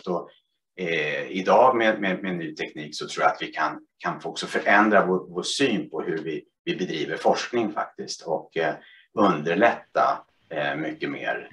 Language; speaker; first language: Swedish; native; Swedish